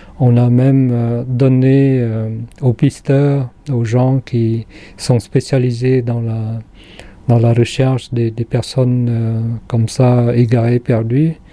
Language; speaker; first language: French; non-native, fluent; Khmer